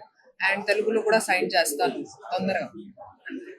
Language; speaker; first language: Telugu; non-native, learner; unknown